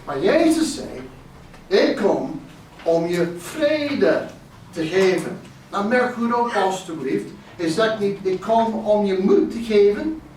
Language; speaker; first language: Dutch; non-native, fluent; English